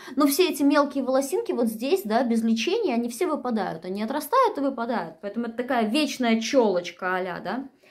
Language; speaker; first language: Russian; native; Russian